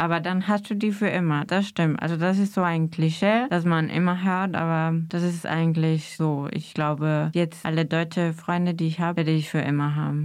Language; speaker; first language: German; non-native, fluent; Spanish